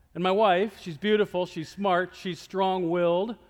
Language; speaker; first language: English; native; English